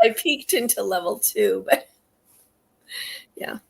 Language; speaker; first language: English; native; English